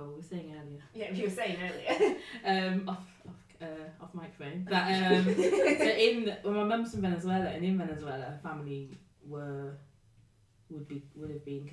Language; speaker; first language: English; native; English